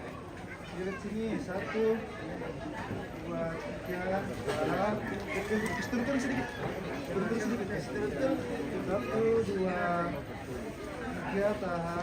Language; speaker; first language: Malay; non-native, local second language; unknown